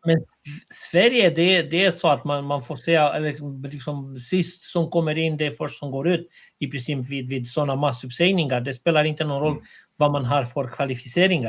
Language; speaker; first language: Swedish; non-native, fluent; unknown